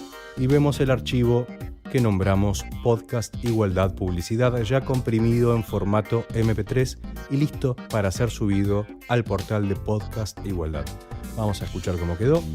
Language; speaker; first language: Spanish; native; Spanish